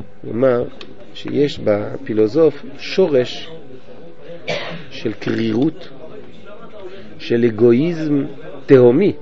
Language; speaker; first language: Hebrew; non-native, fluent; French